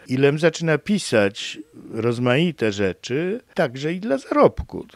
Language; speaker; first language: Polish; native; Polish